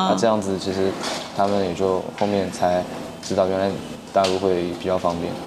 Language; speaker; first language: Chinese; native; Chinese